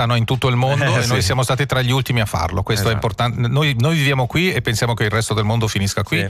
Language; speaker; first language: Italian; native; Italian